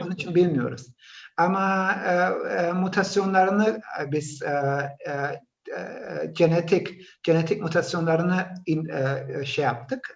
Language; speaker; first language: Turkish; early bilingual, heritage; Turkish